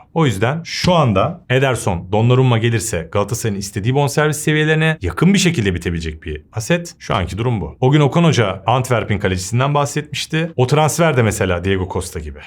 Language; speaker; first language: Turkish; native; Turkish